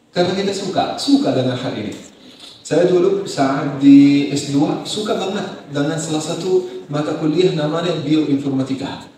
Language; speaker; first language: Indonesian; non-native, fluent; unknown